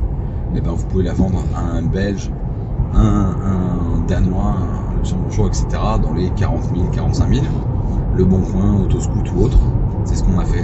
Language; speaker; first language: French; native; French